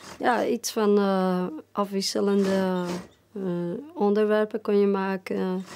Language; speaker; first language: Dutch; non-native, fluent; Persian